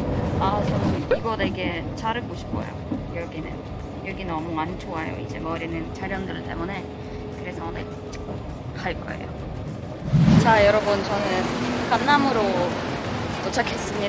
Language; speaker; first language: Korean; non-native, fluent; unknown